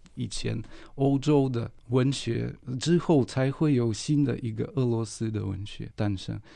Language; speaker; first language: Chinese; non-native, fluent; Russian